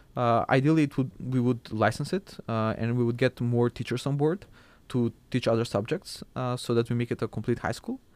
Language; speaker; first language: English; non-native, fluent; Macedonian